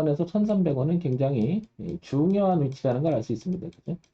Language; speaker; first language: Korean; native; Korean